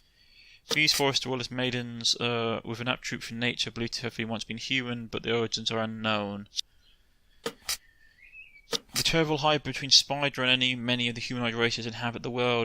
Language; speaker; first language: English; native; English